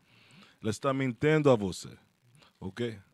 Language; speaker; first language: Portuguese; non-native, fluent; Spanish